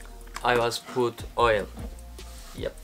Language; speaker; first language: English; non-native, learner; Turkish